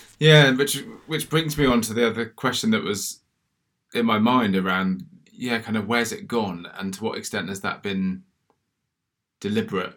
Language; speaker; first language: English; native; English